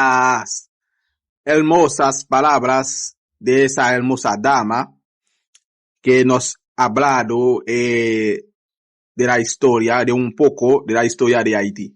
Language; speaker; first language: Spanish; non-native, fluent; Haitian Creole